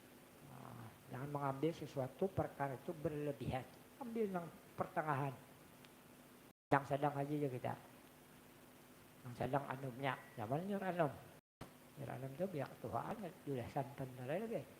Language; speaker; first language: Indonesian; non-native, local second language; Banjar